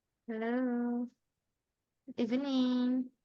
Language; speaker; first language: English; non-native, fluent; Indonesian